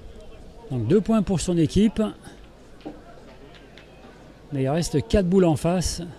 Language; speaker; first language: French; native; French